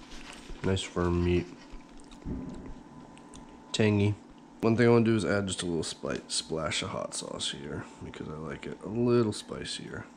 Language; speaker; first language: English; native; English